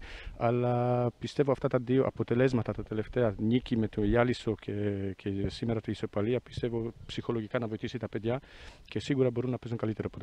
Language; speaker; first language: Greek; non-native, fluent; Polish